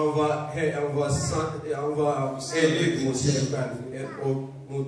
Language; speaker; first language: Swedish; non-native, fluent; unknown